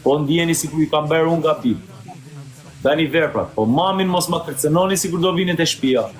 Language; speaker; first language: Albanian; early bilingual, heritage; Albanian